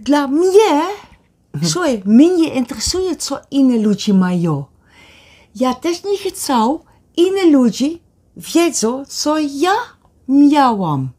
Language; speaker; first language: Polish; non-native, learner; Dutch